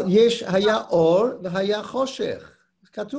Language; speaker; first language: Hebrew; non-native, learner; English